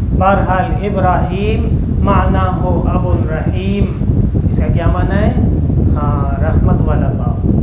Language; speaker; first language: Urdu; non-native, local second language; Pashto